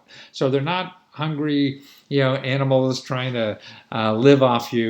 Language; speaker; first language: English; native; English